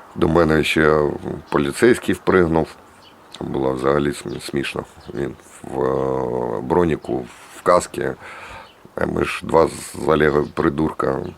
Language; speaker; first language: Ukrainian; native; Ukrainian